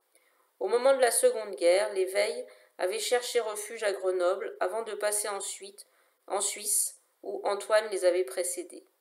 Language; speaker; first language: French; native; French